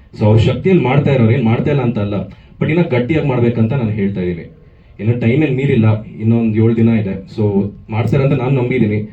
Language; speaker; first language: Kannada; native; Kannada